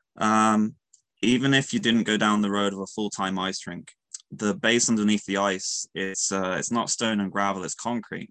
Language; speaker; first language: English; native; English